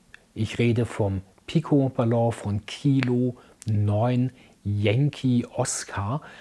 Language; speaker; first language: German; native; German